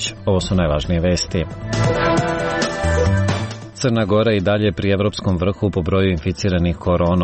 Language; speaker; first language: Croatian; native; Croatian